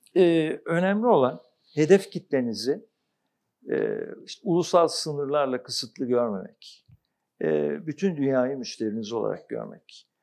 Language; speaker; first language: Turkish; native; Turkish